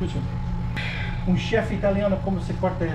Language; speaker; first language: Spanish; non-native, learner; English